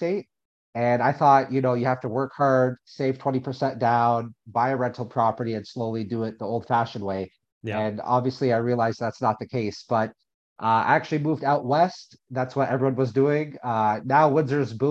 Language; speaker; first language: English; native; English